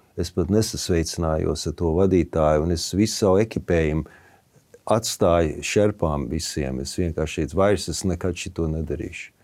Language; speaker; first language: Latvian; early bilingual, heritage; Latvian